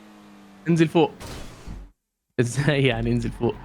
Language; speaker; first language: Arabic; native; Arabic